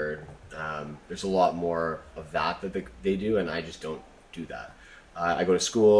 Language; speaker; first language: English; native; English